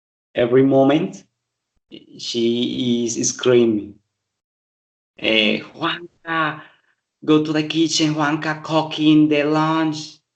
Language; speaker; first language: English; non-native, learner; Spanish